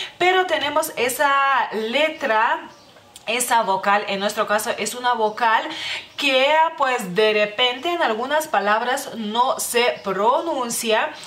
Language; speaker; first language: Spanish; non-native, fluent; Lithuanian